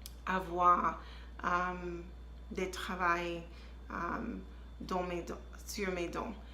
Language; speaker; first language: French; non-native, learner; English